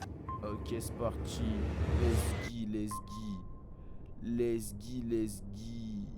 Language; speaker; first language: French; native; French